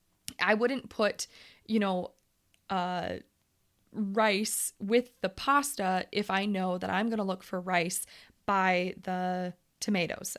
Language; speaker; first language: English; native; English